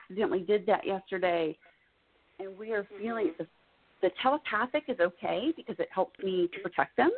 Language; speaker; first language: English; native; English